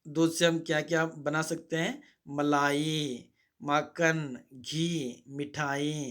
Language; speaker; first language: Hindi; non-native, local second language; Kannada